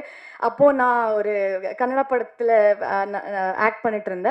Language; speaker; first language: Tamil; non-native, learner; Kannada